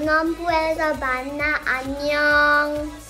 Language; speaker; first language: Korean; early bilingual, heritage; Korean